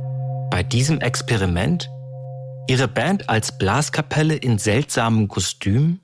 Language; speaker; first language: German; native; German